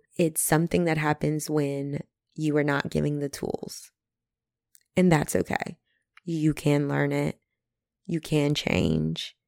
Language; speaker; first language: English; early bilingual, other home language; Spanish